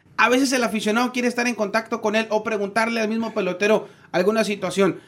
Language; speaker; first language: Spanish; native; Spanish